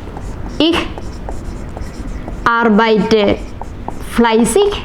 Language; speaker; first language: German; non-native, fluent; Malayalam